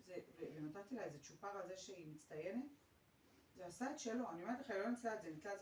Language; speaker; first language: Hebrew; native; Hebrew